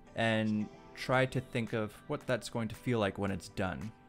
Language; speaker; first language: English; native; English